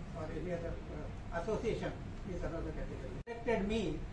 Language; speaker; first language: English; non-native, local second language; Marathi